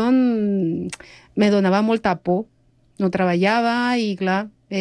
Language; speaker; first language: Catalan; non-native, fluent; Spanish